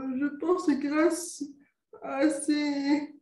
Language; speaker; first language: French; non-native, local second language; Arabic